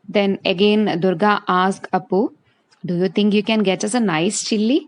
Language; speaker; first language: English; non-native, local second language; Malayalam